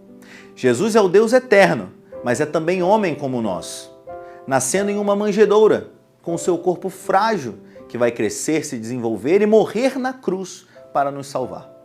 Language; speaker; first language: Portuguese; native; Portuguese